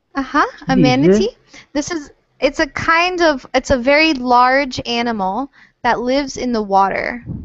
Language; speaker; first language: English; native; English